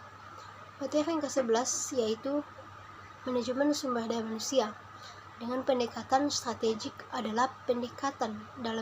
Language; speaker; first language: Indonesian; native; Indonesian